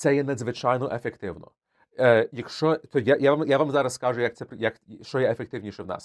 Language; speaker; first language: Ukrainian; early bilingual, heritage; Ukrainian